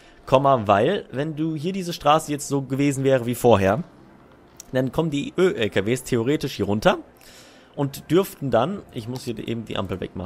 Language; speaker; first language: German; native; German